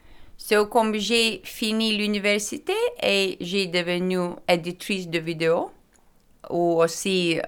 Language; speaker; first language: French; non-native, learner; Lithuanian